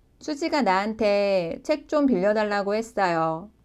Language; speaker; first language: Korean; non-native, learner; Chinese